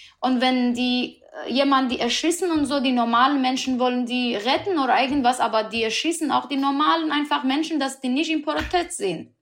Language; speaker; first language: German; non-native, learner; Persian